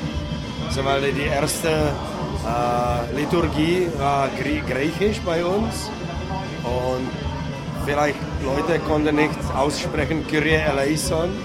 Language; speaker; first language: German; non-native, learner; Czech